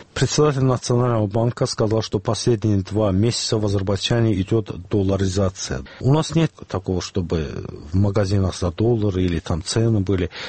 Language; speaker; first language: Russian; non-native, local second language; Azerbaijani